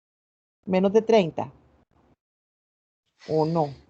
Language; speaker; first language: Spanish; native; Spanish